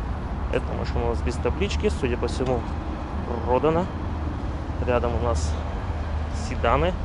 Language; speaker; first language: Russian; native; Russian